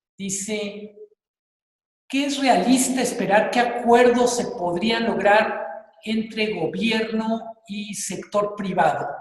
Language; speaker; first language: Spanish; native; Spanish